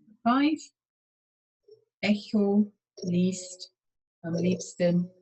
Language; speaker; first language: German; non-native, fluent; English